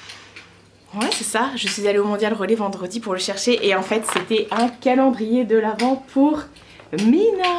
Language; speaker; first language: French; native; French